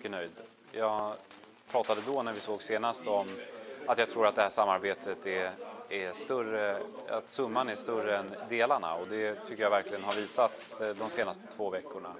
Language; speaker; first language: Swedish; native; Swedish